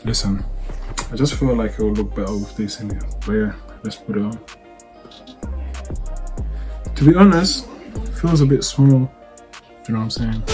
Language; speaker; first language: English; native; English